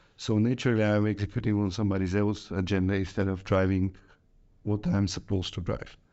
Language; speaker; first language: English; non-native, fluent; Bulgarian